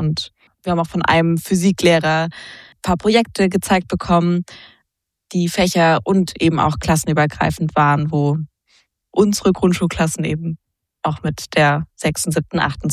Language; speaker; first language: German; native; German